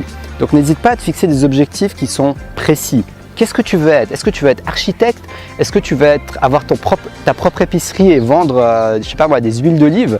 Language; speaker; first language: French; native; French